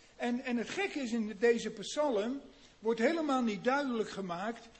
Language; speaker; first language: Dutch; native; Dutch